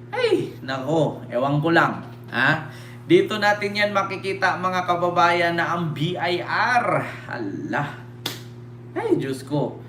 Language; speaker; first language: Filipino; native; Filipino